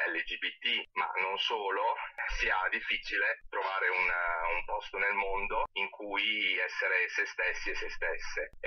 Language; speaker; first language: Italian; native; Italian